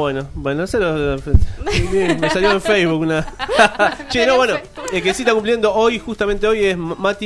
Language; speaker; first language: Spanish; native; Spanish